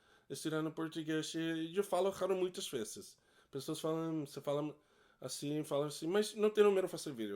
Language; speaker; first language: Portuguese; non-native, learner; English